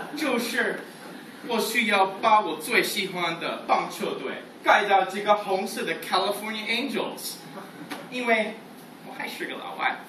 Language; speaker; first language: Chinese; non-native, fluent; English